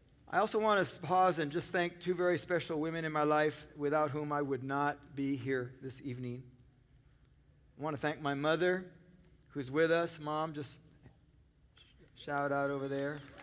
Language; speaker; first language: English; native; English